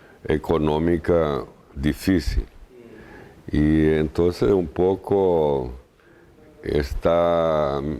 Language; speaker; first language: Spanish; non-native, fluent; Portuguese